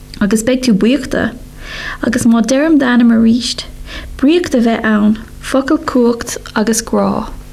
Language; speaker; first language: Irish; non-native, local second language; English